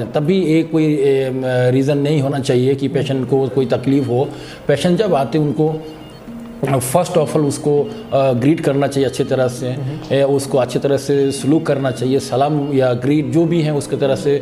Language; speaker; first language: Hindi; non-native, fluent; Bangla